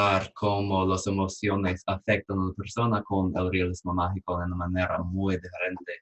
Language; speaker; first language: Spanish; non-native, fluent; English